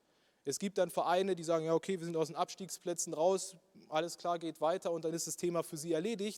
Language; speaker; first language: German; native; German